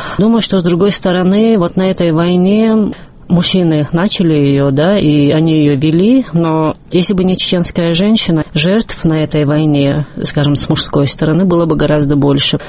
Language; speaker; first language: Russian; non-native, local second language; Chechen